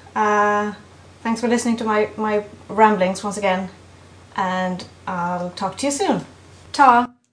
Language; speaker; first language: English; non-native, fluent; Swedish